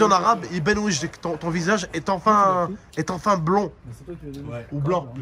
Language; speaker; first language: French; native; French